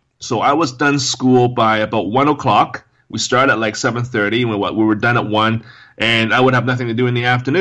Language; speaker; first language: English; non-native, local second language; Cantonese